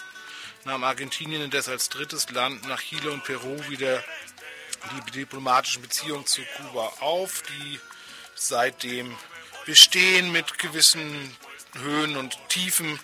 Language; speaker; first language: German; native; German